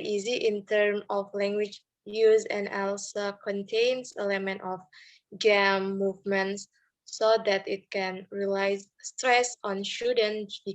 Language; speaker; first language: English; non-native, fluent; Indonesian